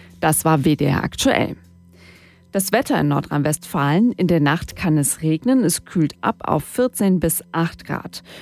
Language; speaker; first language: German; native; German